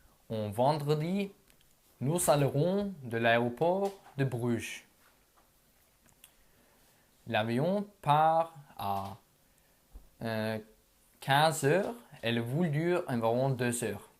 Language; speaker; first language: French; non-native, learner; Norwegian